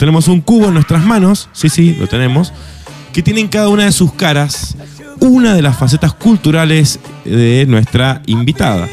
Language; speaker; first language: Spanish; native; Spanish